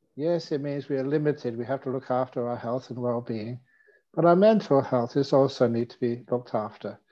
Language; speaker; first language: English; native; English